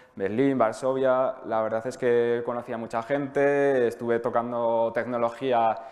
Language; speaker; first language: Spanish; native; Spanish